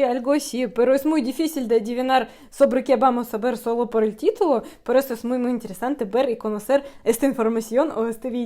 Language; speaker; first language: Spanish; non-native, fluent; Russian